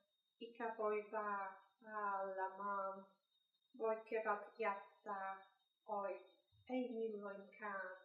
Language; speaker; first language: Finnish; non-native, learner; Polish